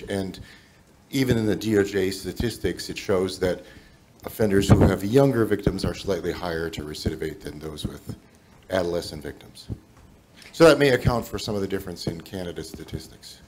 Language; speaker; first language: English; native; English